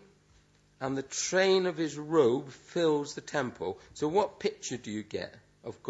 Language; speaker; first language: English; native; English